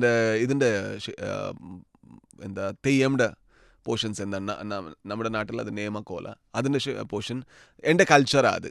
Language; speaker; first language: Malayalam; non-native, learner; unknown